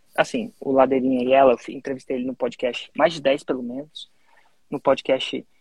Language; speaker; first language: Portuguese; native; Portuguese